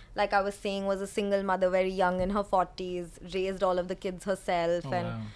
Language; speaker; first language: English; non-native, local second language; Hindi